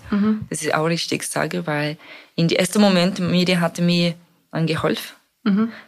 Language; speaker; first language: German; non-native, fluent; Portuguese